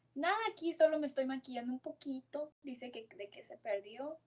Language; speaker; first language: Spanish; early bilingual, heritage; Spanish